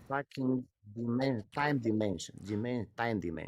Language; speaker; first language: English; non-native, learner; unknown